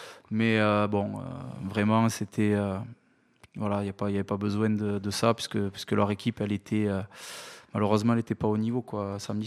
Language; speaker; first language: French; native; French